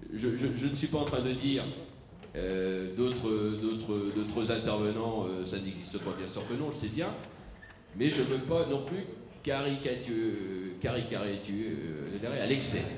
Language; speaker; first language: French; native; French